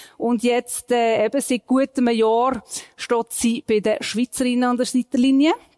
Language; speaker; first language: German; native; German